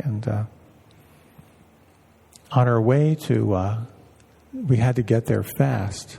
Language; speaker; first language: English; native; English